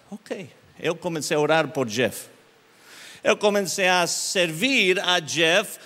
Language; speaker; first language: Portuguese; non-native, learner; English